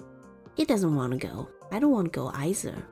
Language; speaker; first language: English; non-native, fluent; Chinese